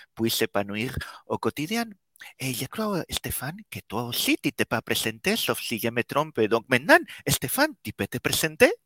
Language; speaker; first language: French; non-native, fluent; Spanish